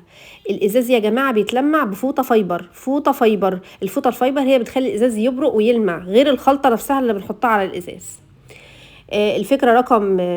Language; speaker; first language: Arabic; native; Arabic